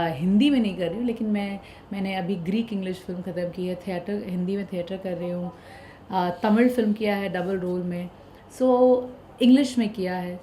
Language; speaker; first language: Hindi; non-native, local second language; Bhojpuri